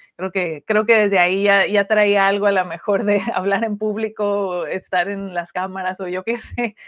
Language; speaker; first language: Spanish; native; Spanish